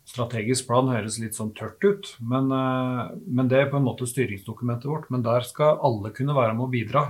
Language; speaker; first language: Norwegian; native; Norwegian